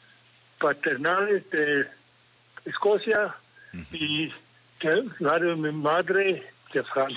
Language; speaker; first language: Spanish; non-native, fluent; English